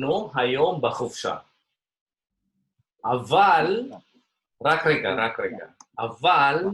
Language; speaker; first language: Hebrew; non-native, fluent; Indonesian